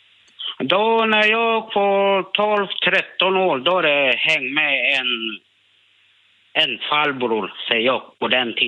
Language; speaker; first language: Swedish; non-native, learner; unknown